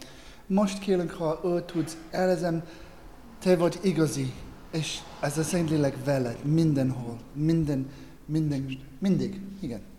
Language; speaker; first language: Hungarian; non-native, learner; English